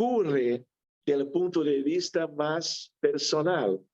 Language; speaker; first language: Spanish; non-native, fluent; Portuguese